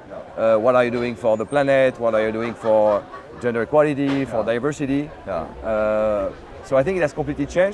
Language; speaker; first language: English; non-native, fluent; French